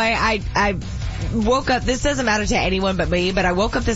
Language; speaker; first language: English; native; English